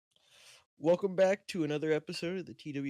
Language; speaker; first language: English; native; English